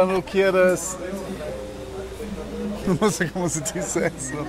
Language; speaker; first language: Spanish; non-native, learner; German